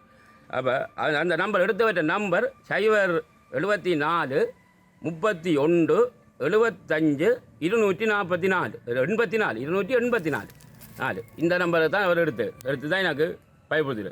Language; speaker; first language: Tamil; native; Tamil